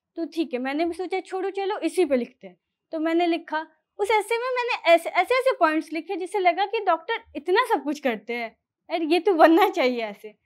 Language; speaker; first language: Hindi; native; Hindi